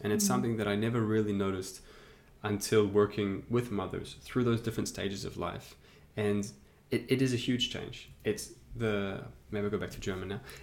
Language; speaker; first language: English; native; English